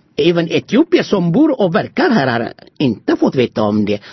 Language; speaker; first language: Swedish; non-native, fluent; Amharic